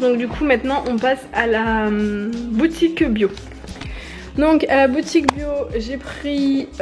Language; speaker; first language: French; native; French